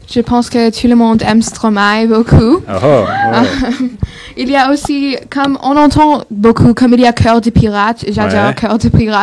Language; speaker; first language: French; non-native, local second language; English